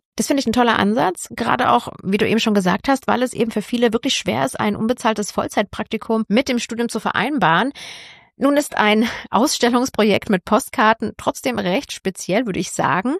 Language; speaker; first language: German; native; German